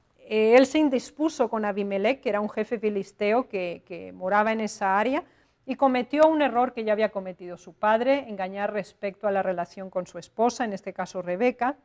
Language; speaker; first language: Spanish; native; Spanish